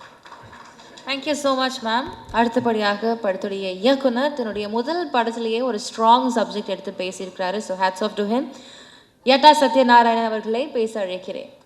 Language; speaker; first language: Tamil; native; Tamil